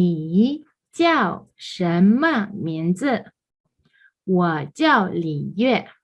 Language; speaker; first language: Chinese; non-native, fluent; Mongolian